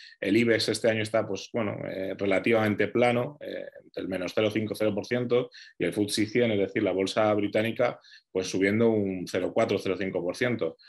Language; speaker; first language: Spanish; native; Spanish